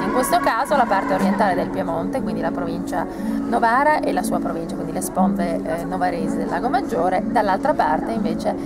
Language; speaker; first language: Italian; native; Italian